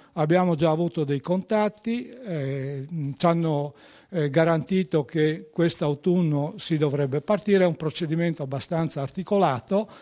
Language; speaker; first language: Italian; native; Italian